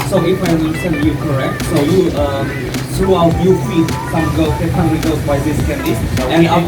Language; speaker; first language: English; non-native, learner; Russian